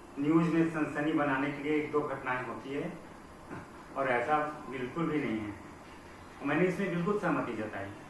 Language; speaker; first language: Hindi; native; Hindi